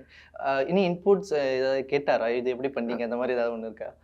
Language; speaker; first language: Tamil; native; Tamil